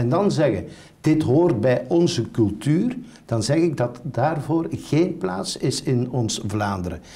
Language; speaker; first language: Dutch; native; Dutch